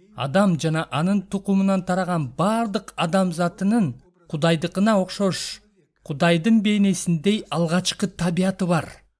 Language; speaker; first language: Kyrgyz; non-native, local second language; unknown